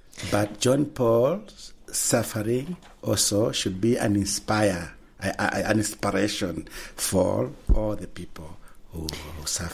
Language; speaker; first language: English; non-native, local second language; Nyanja